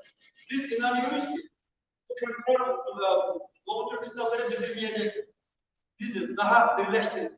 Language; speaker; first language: Turkish; non-native, fluent; Uyghur